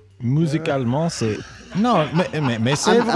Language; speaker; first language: French; non-native, learner; English